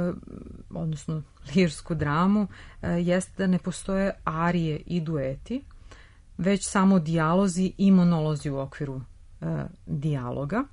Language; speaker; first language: Serbian; native; Serbian